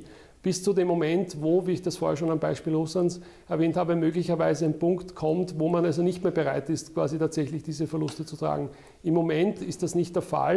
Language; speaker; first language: German; native; German